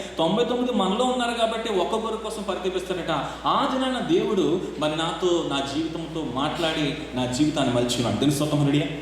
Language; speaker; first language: Telugu; non-native, local second language; Rajasthani